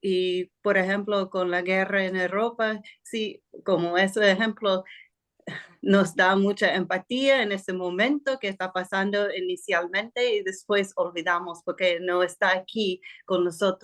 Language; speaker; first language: Spanish; non-native, fluent; English